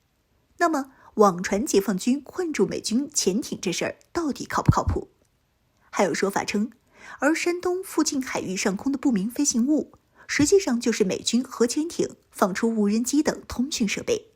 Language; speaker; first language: Chinese; native; Chinese